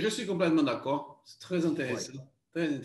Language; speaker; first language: French; non-native, learner; Portuguese